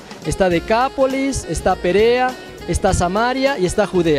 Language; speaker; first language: Spanish; native; Spanish